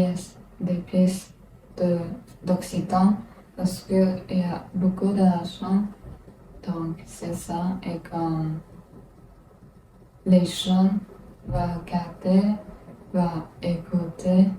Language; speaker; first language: French; non-native, learner; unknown